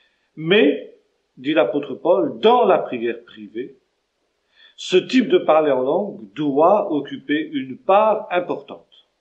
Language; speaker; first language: French; native; French